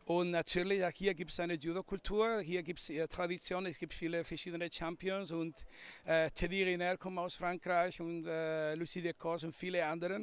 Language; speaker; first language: German; non-native, fluent; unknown